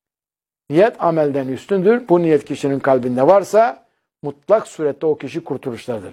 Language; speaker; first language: Turkish; native; Turkish